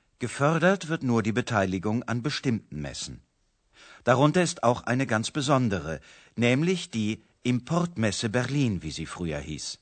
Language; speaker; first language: German; native; German